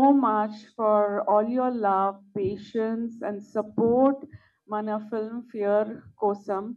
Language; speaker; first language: Telugu; non-native, local second language; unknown